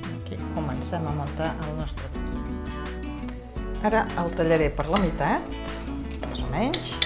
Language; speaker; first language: Catalan; native; Catalan